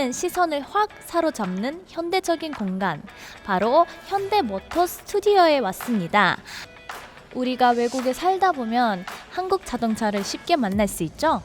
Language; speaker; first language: Korean; early bilingual, heritage; Korean